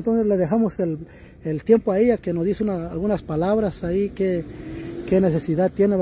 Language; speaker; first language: Spanish; native; Spanish